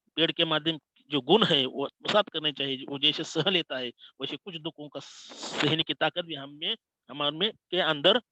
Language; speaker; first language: Hindi; non-native, local second language; Marathi